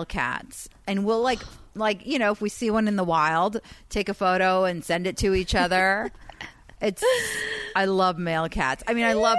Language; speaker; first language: English; non-native, fluent; Persian